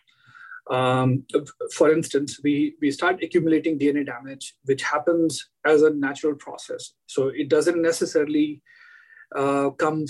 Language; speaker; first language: English; non-native, local second language; Hindi